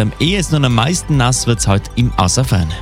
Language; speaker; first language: German; native; German